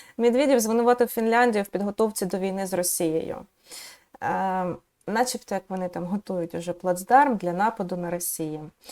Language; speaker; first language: Ukrainian; native; Ukrainian